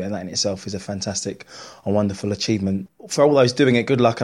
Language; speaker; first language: English; native; English